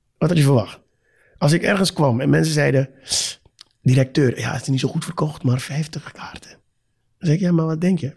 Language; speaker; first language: Dutch; native; Dutch